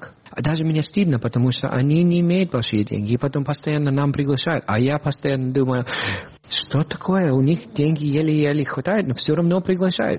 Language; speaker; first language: Russian; non-native, fluent; English